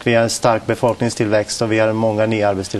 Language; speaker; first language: Swedish; non-native, fluent; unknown